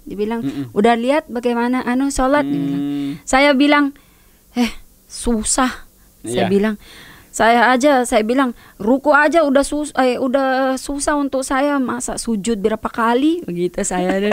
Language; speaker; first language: Indonesian; non-native, learner; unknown